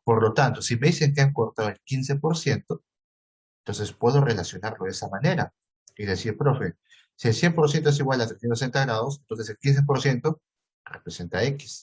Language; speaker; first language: Spanish; native; Spanish